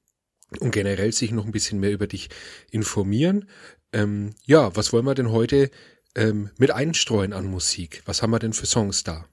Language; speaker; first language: German; native; German